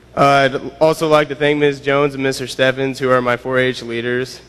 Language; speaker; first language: English; native; English